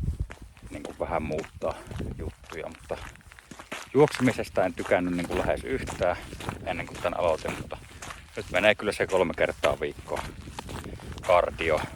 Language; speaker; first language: Finnish; native; Finnish